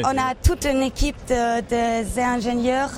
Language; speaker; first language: French; non-native, local second language; Dutch